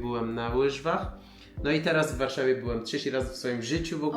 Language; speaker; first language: Polish; non-native, fluent; Persian